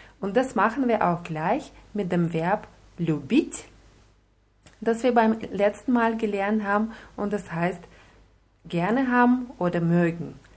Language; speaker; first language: German; non-native, fluent; Russian